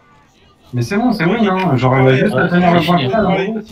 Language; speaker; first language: French; native; French